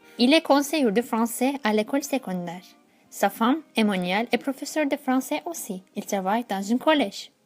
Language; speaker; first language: French; non-native, learner; Turkish